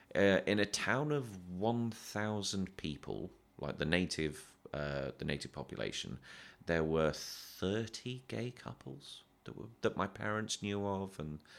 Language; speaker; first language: English; native; English